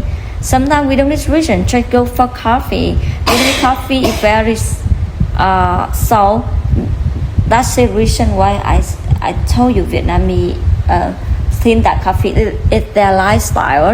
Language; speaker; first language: English; non-native, learner; Vietnamese